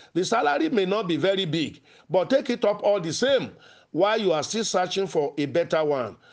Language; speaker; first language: English; non-native, local second language; Yoruba